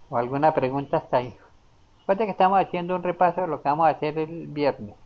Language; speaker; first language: Spanish; native; Spanish